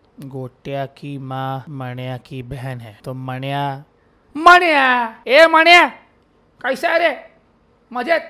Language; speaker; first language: Hindi; native; Hindi